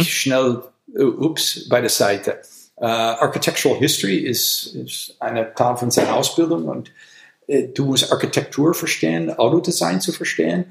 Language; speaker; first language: German; non-native, fluent; English